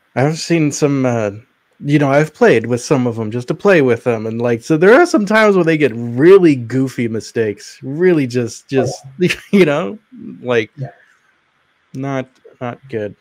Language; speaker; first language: English; native; English